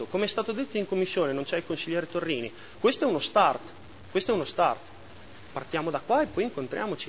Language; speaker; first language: Italian; native; Italian